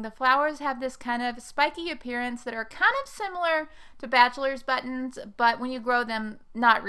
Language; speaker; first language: English; native; English